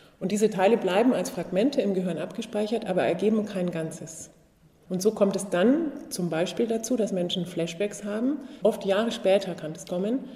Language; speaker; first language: German; native; German